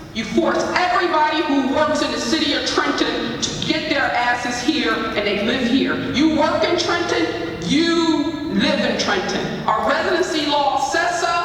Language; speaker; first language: English; native; English